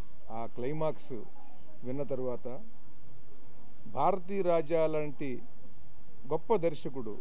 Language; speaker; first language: Telugu; native; Telugu